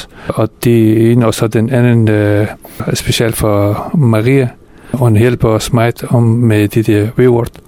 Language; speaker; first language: Danish; non-native, fluent; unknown